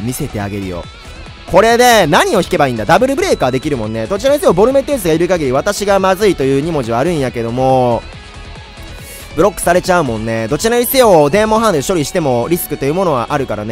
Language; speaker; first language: Japanese; native; Japanese